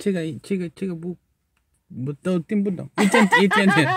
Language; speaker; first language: Chinese; non-native, learner; Spanish